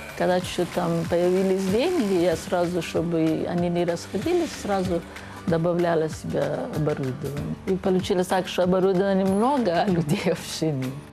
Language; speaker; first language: Ukrainian; non-native, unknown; Persian